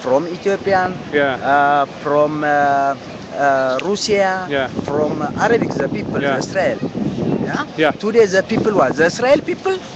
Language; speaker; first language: English; non-native, learner; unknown